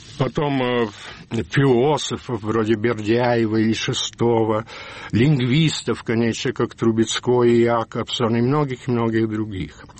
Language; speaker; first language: Russian; early bilingual, heritage; Russian